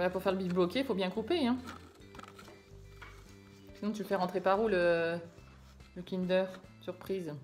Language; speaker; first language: French; native; French